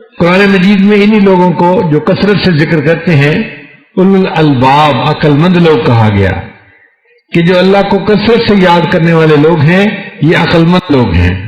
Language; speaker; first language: Urdu; non-native, local second language; Punjabi